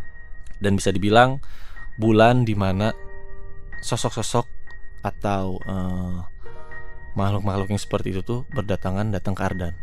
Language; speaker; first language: Indonesian; native; Indonesian